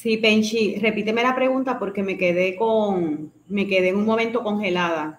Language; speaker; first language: Spanish; native; Spanish